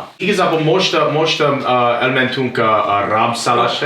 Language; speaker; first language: Hungarian; non-native, learner; English